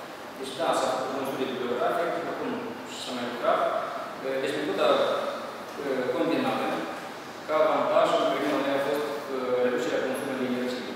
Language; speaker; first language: Romanian; native; Romanian